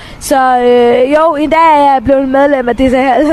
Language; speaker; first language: Danish; early bilingual, other home language; Tamil